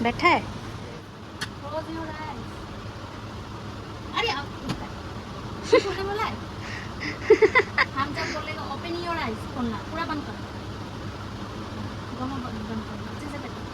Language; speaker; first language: Hindi; non-native, local second language; Bangla